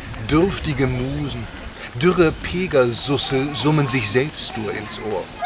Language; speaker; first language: German; native; German